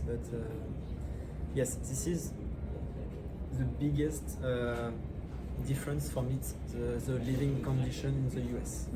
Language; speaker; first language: English; non-native, learner; French